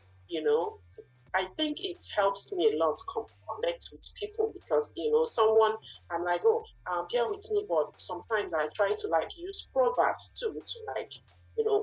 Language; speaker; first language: English; non-native, local second language; Igbo